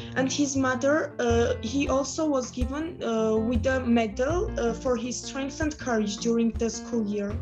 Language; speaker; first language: English; non-native, fluent; Armenian